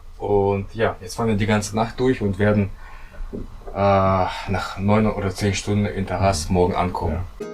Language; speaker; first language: German; non-native, fluent; Russian